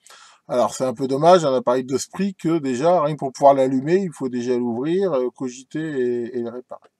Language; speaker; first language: French; native; French